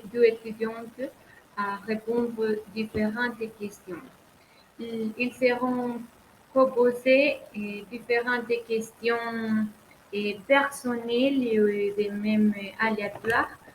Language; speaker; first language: French; non-native, learner; Spanish